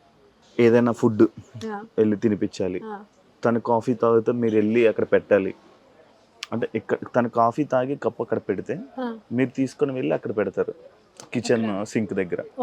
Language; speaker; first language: Telugu; native; Telugu